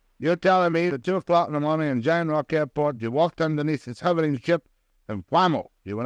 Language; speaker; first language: English; native; English